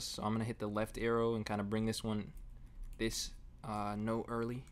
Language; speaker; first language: English; native; English